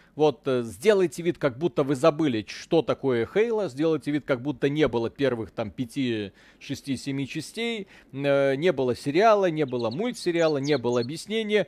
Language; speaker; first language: Russian; native; Russian